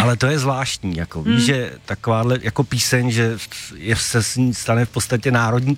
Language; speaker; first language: Czech; native; Czech